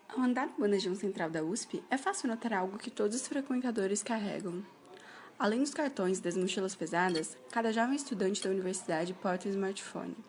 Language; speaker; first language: Portuguese; native; Portuguese